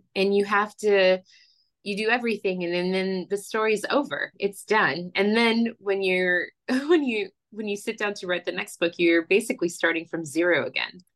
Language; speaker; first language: English; early bilingual, other home language; Spanish